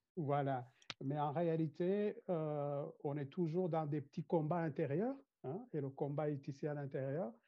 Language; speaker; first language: French; non-native, fluent; Kinyarwanda